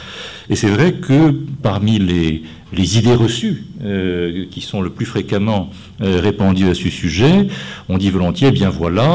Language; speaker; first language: French; native; French